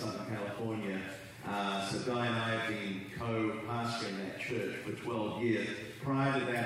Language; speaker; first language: English; native; English